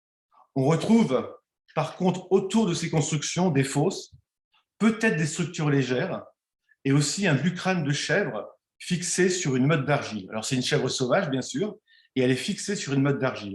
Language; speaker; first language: French; native; French